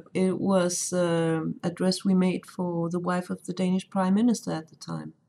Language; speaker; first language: English; non-native, fluent; Danish